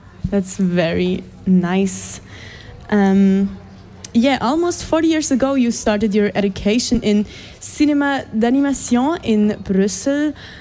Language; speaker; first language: English; non-native, fluent; German